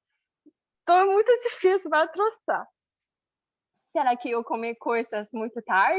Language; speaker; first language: Portuguese; non-native, learner; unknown